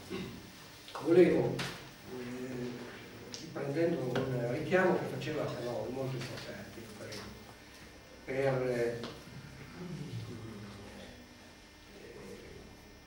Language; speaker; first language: Italian; native; Italian